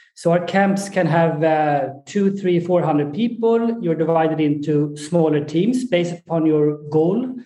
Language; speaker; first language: English; non-native, fluent; Swedish